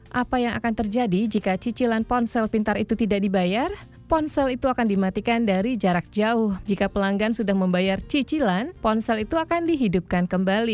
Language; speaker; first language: Indonesian; native; Indonesian